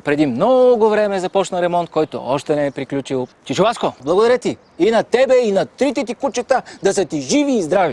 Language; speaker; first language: Bulgarian; native; Bulgarian